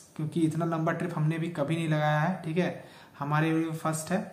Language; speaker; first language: Hindi; native; Hindi